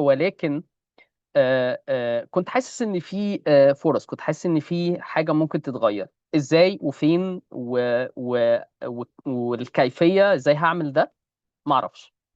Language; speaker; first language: Arabic; native; Arabic